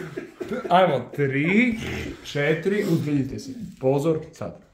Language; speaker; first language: Serbian; native; Serbian